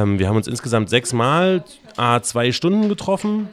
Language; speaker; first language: German; native; German